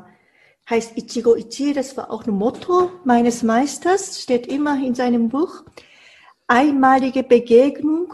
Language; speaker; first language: German; non-native, fluent; Japanese